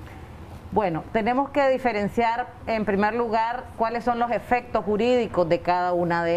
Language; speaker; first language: Spanish; native; Spanish